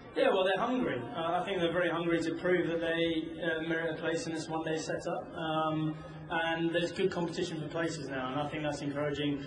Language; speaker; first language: English; native; English